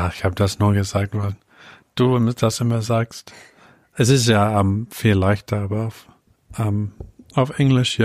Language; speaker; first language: German; non-native, fluent; English